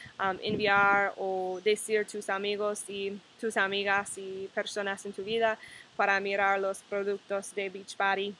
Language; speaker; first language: Spanish; non-native, fluent; English